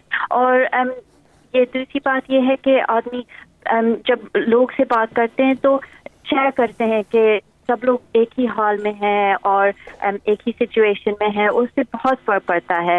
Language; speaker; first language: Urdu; early bilingual, heritage; English